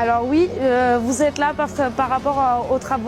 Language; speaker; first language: French; native; French